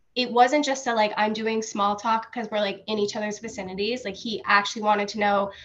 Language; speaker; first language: English; native; English